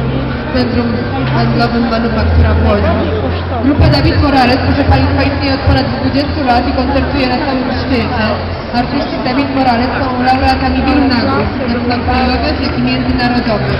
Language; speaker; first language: Polish; native; Polish